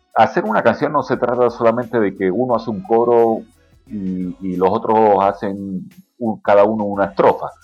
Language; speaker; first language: Spanish; native; Spanish